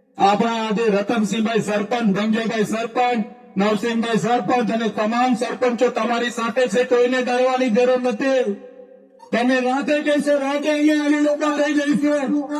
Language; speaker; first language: Gujarati; non-native, local second language; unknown